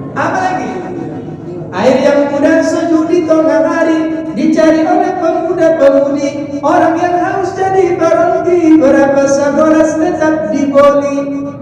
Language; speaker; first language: Indonesian; non-native, local second language; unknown